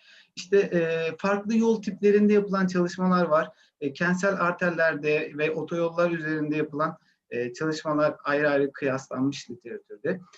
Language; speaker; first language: Turkish; native; Turkish